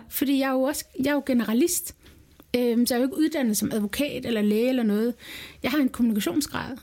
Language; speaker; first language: Danish; early bilingual, other home language; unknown